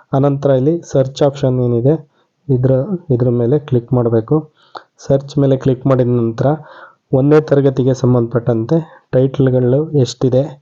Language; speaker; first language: Kannada; native; Kannada